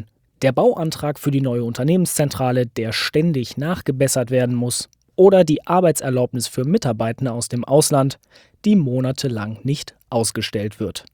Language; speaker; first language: German; native; German